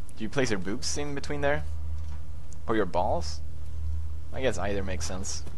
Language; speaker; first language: English; non-native, fluent; Swedish